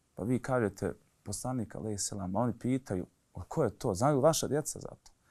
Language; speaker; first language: Bosnian; native; Bosnian